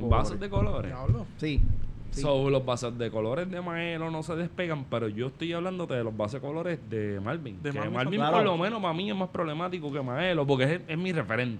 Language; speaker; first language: Spanish; native; Spanish